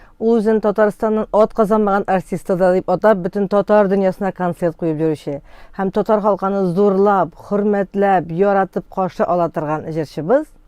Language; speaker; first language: Tatar; native; Tatar